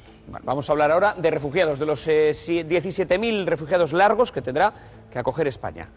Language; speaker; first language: Spanish; native; Spanish